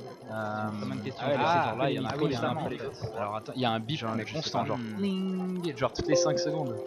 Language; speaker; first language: French; native; French